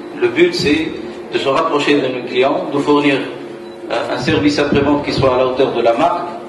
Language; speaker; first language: French; non-native, local second language; Arabic